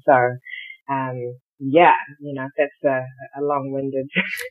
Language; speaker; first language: English; early bilingual, other home language; Shona